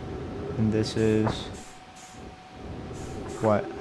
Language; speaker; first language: English; native; English